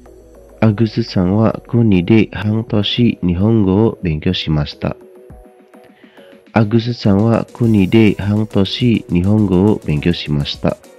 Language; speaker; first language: Japanese; non-native, fluent; Indonesian